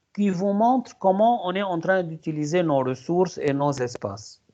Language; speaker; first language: French; non-native, local second language; Arabic